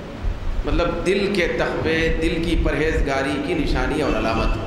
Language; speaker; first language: Urdu; native; Urdu